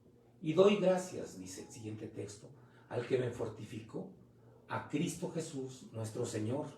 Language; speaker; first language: Spanish; native; Spanish